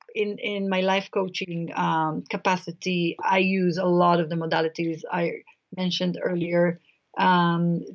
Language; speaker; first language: English; non-native, fluent; Hebrew